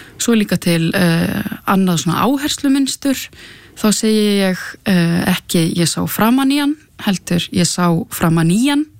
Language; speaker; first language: Icelandic; native; Icelandic